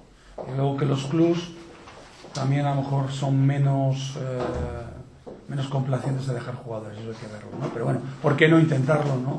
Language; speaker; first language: Spanish; native; Spanish